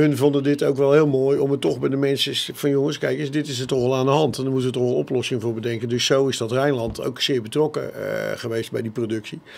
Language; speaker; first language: Dutch; native; Dutch